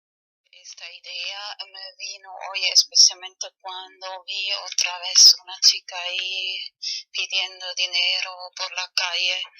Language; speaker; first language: Spanish; non-native, learner; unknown